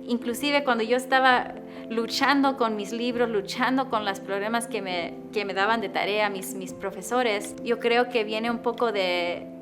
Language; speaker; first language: Spanish; early bilingual, other home language; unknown